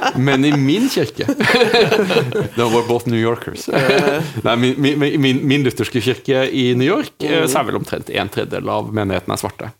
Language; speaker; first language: Norwegian; native; Norwegian